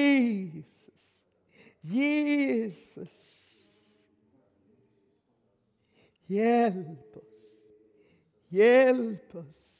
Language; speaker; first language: Swedish; non-native, fluent; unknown